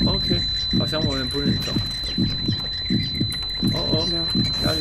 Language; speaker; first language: Chinese; non-native, fluent; English